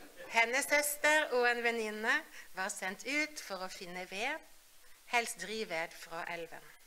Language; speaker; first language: Norwegian; native; Norwegian